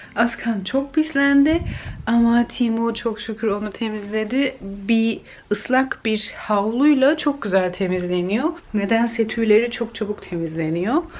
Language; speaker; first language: Turkish; early bilingual, heritage; Turkish